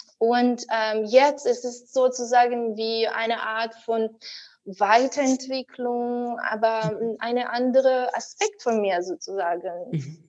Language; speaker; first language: German; non-native, fluent; Russian